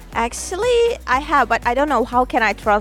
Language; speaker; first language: English; non-native, learner; Turkish